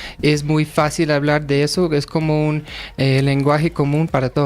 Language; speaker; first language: Spanish; non-native, fluent; English